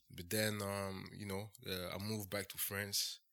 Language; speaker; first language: English; early bilingual, heritage; French